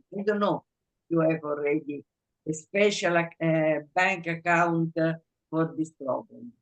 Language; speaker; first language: English; non-native, fluent; Italian